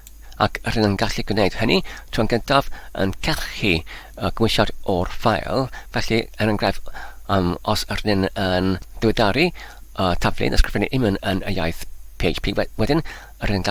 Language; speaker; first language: Welsh; non-native, learner; Polish